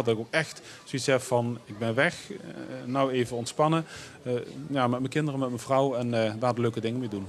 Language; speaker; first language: Dutch; native; Dutch